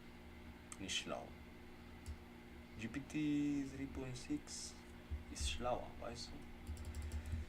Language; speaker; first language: German; non-native, fluent; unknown